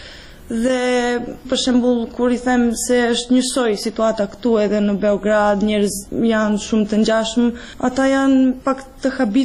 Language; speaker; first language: Albanian; non-native, fluent; Serbian